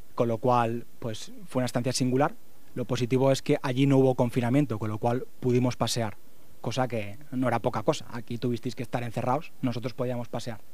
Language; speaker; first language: Spanish; native; Spanish